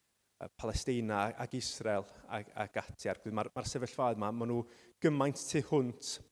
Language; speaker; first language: Welsh; native; Welsh